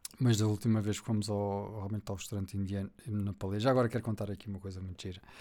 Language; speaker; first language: Portuguese; native; Portuguese